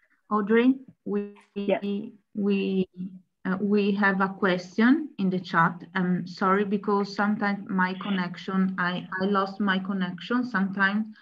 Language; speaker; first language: English; non-native, learner; Italian